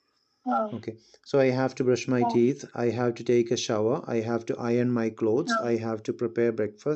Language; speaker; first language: English; non-native, local second language; Malayalam